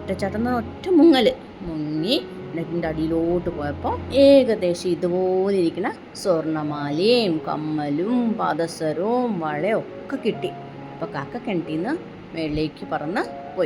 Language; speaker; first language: Malayalam; native; Malayalam